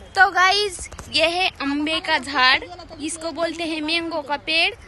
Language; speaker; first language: Hindi; non-native, local second language; Marathi